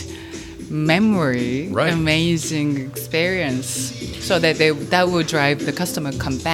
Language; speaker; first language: English; non-native, fluent; Japanese